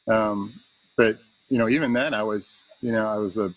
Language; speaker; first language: English; native; English